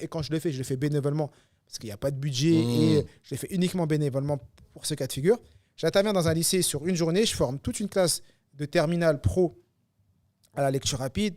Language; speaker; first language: French; native; French